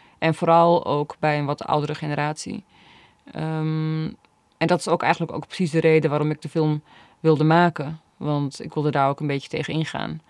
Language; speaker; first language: Dutch; early bilingual, other home language; Bosnian